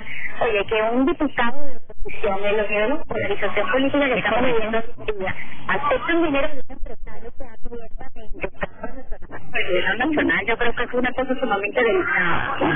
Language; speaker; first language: Spanish; native; Spanish